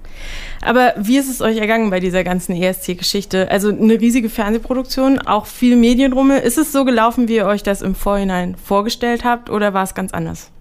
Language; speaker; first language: German; native; German